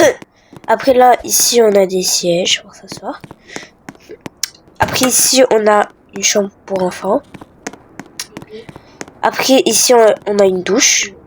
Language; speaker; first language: French; native; French